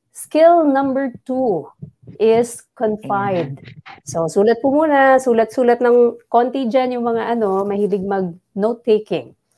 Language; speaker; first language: Filipino; non-native, local second language; Bikol